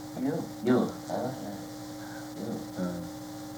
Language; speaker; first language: Icelandic; early bilingual, heritage; Icelandic